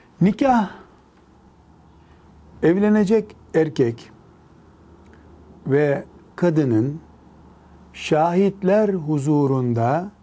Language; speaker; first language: Turkish; native; Turkish